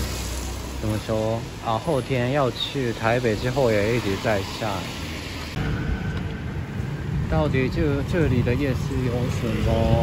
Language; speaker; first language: Chinese; non-native, fluent; Japanese